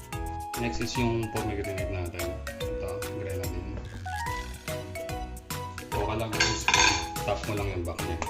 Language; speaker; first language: Filipino; native; Filipino